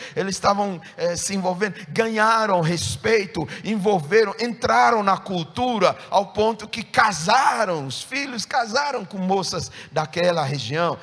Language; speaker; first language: Portuguese; non-native, fluent; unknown